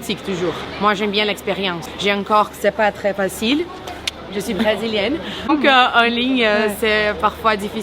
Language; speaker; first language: French; non-native, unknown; Portuguese